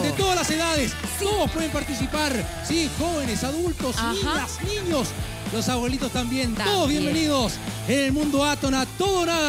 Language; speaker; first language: Spanish; native; Spanish